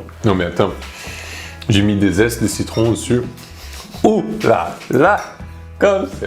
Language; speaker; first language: French; non-native, fluent; Portuguese